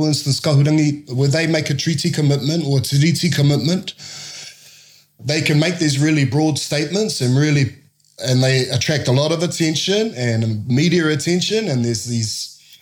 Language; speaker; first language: English; native; English